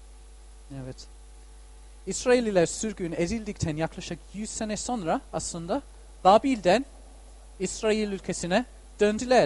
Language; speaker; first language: Turkish; non-native, fluent; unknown